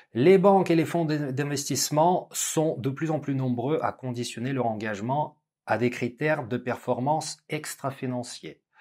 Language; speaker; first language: French; non-native, fluent; Russian